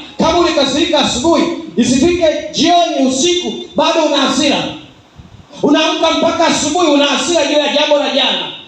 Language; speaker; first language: Swahili; native; Swahili